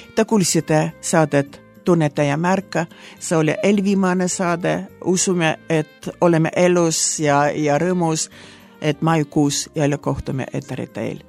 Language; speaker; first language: Estonian; non-native, local second language; Russian